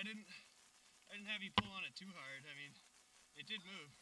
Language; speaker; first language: English; native; English